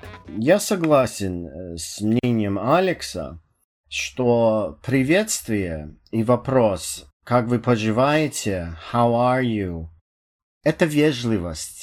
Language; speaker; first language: Russian; non-native, fluent; English